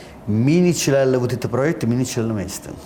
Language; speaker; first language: Russian; non-native, learner; Italian